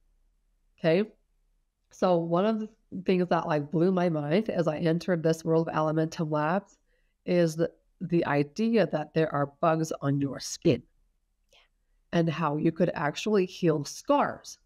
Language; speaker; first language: English; native; English